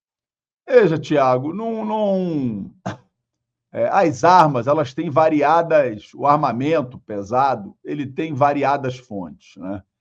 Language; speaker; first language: Portuguese; native; Portuguese